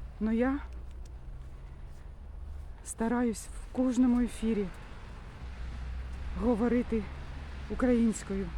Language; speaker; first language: Ukrainian; non-native, local second language; Russian